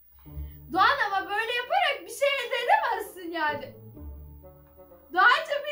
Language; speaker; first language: Turkish; native; Turkish